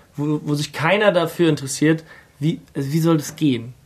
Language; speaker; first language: German; native; German